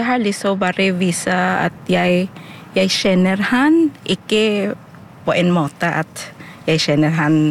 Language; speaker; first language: Norwegian; non-native, learner; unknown